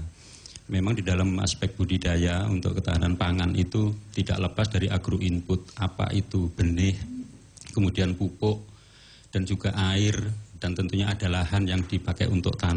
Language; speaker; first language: Indonesian; non-native, local second language; Javanese